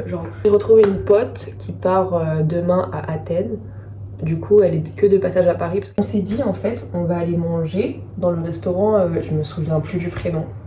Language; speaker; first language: French; native; French